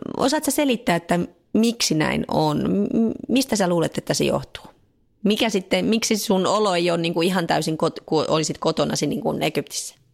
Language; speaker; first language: Finnish; native; Finnish